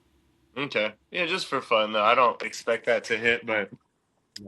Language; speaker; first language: English; native; English